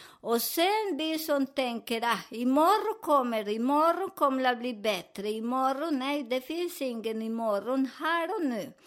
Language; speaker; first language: Swedish; non-native, fluent; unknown